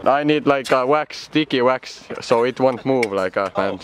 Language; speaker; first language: English; non-native, learner; Finnish